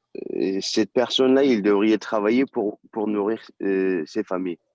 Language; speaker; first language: French; non-native, learner; Turkish